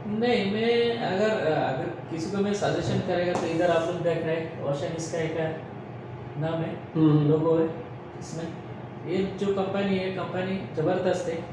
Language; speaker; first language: Hindi; non-native, learner; Bangla